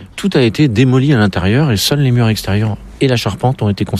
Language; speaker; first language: French; native; French